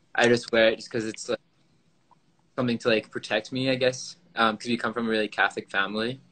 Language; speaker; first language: English; native; English